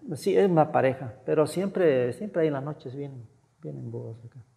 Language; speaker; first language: Spanish; native; Spanish